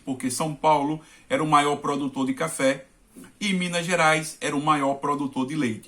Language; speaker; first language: Portuguese; native; Portuguese